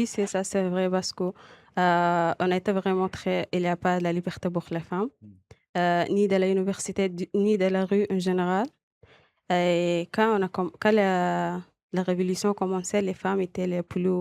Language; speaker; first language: French; non-native, learner; Arabic